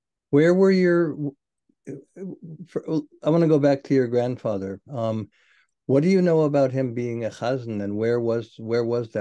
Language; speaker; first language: English; native; English